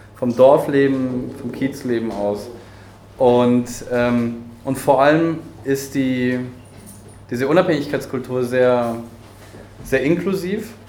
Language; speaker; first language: German; early bilingual, heritage; Spanish